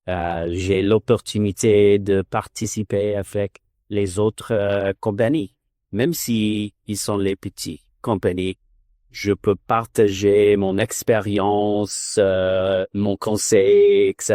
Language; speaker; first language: French; non-native, learner; English